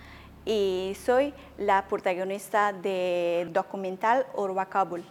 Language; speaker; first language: Spanish; non-native, learner; Persian